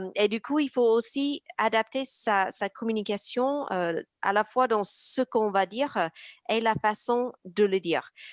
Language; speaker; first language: French; native; French